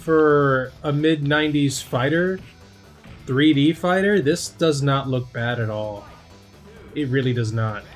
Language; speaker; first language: English; native; English